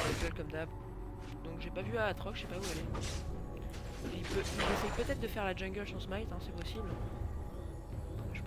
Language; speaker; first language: French; native; French